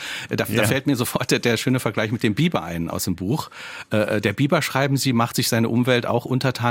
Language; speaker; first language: German; native; German